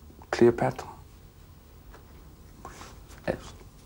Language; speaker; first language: French; non-native, fluent; English